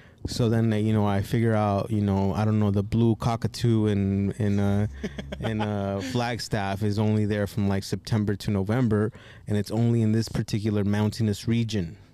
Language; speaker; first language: English; early bilingual, other home language; Spanish